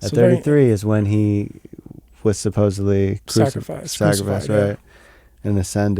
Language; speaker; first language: English; native; English